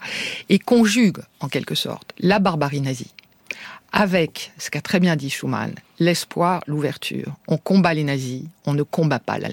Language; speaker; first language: French; native; French